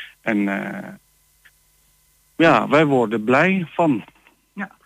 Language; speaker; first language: Dutch; non-native, learner; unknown